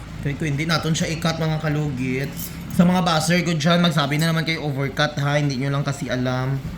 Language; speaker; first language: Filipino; non-native, local second language; Hiligaynon